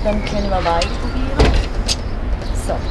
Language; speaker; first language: German; non-native, fluent; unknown